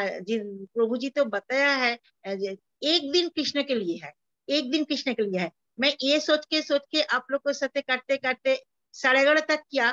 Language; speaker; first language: Hindi; non-native, local second language; Bangla